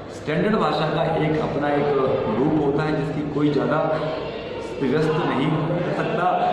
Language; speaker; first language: Hindi; native; Hindi